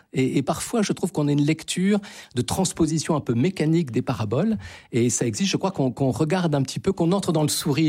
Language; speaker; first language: French; native; French